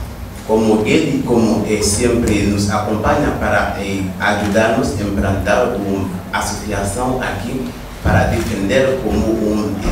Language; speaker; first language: Portuguese; non-native, learner; Haitian Creole